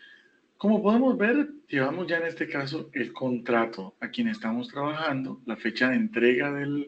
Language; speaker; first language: Spanish; native; Spanish